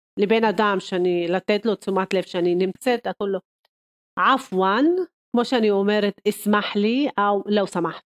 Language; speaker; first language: Hebrew; non-native, local second language; Arabic